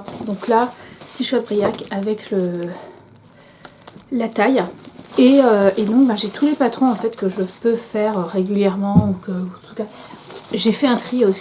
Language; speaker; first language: French; native; French